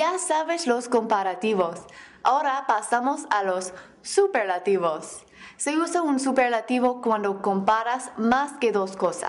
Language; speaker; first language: Spanish; non-native, fluent; English